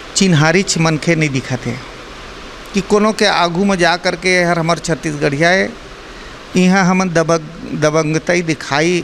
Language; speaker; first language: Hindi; non-native, local second language; Chhattisgarhi